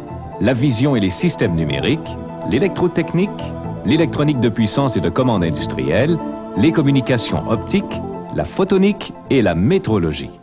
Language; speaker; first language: French; native; French